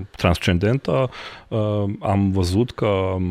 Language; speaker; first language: Romanian; non-native, local second language; Hungarian